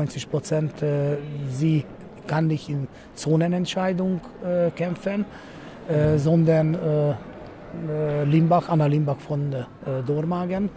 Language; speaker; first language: German; non-native, learner; Hungarian